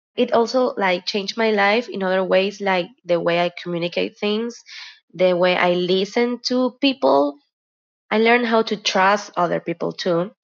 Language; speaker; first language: English; non-native, fluent; Spanish